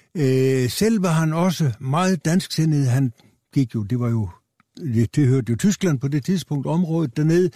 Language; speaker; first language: Danish; native; Danish